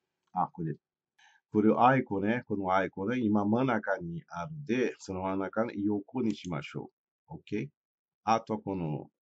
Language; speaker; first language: Japanese; non-native, fluent; Portuguese